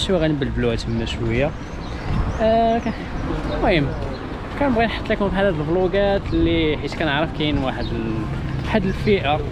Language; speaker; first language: Portuguese; non-native, learner; Arabic